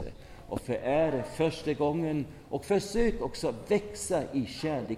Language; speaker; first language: Swedish; non-native, fluent; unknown